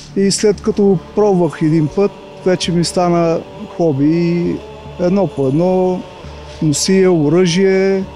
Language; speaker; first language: Bulgarian; native; Bulgarian